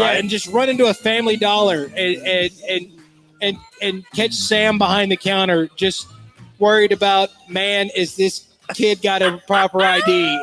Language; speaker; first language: English; native; English